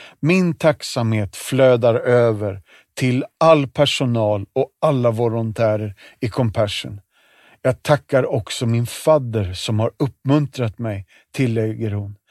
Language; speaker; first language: Swedish; native; Swedish